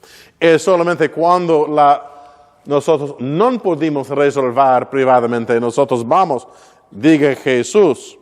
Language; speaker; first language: Spanish; non-native, learner; English